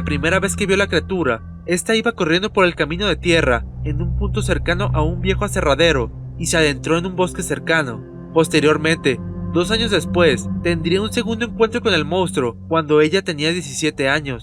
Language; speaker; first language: Spanish; native; Spanish